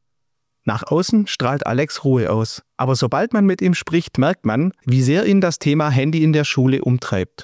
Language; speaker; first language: German; native; German